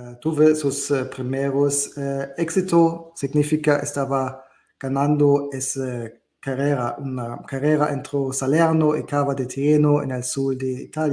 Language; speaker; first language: Spanish; non-native, fluent; German